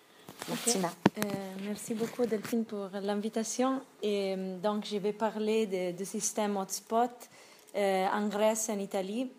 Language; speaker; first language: French; non-native, fluent; Italian